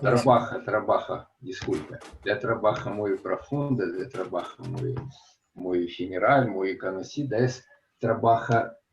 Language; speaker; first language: Spanish; non-native, fluent; Russian